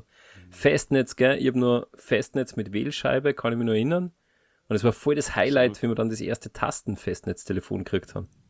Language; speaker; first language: German; native; German